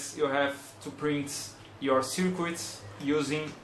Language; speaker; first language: English; non-native, fluent; Portuguese